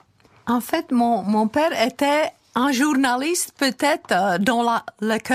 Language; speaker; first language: French; non-native, fluent; Czech